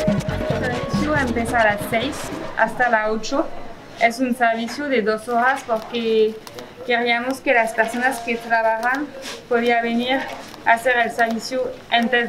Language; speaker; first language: Spanish; non-native, fluent; French